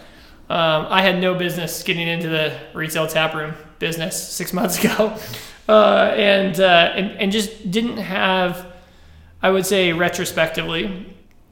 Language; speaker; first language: English; native; English